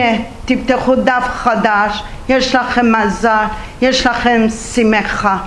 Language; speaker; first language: Hebrew; non-native, learner; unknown